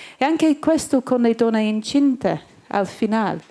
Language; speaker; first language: Italian; non-native, learner; English